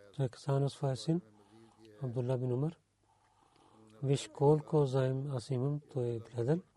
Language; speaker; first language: Bulgarian; non-native, learner; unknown